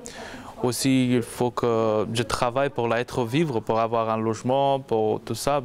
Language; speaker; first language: French; non-native, learner; Persian